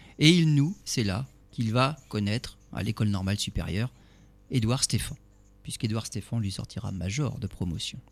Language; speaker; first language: French; native; French